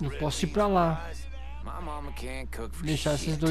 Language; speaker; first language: Portuguese; native; Portuguese